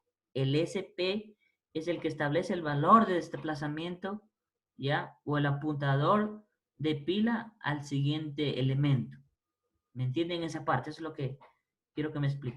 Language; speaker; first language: Spanish; native; Spanish